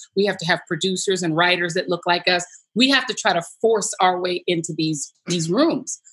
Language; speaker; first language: English; native; English